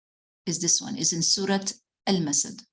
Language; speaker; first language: English; non-native, fluent; Arabic